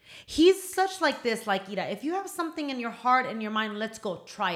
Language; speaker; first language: English; early bilingual, other home language; Spanish